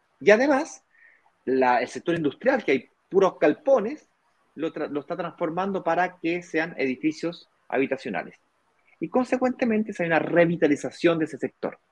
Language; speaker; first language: Spanish; native; Spanish